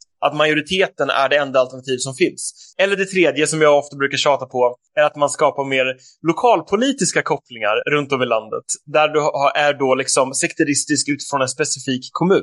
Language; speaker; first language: Swedish; native; Swedish